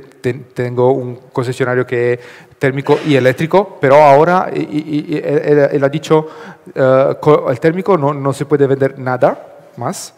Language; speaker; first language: Spanish; non-native, learner; Italian